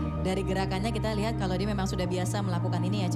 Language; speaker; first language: Indonesian; native; Indonesian